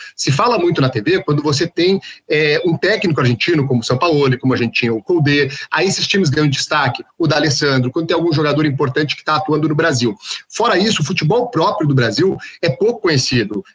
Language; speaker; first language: Portuguese; native; Portuguese